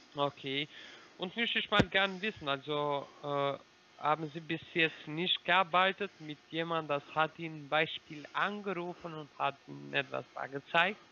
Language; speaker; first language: German; non-native, learner; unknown